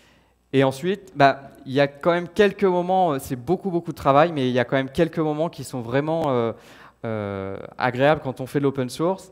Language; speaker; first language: French; native; French